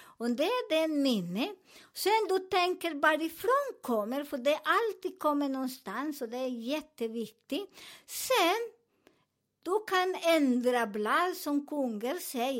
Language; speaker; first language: Swedish; non-native, fluent; Spanish